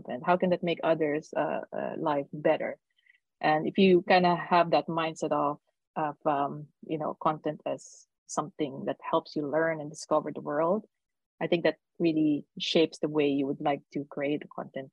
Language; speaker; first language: English; non-native, local second language; Filipino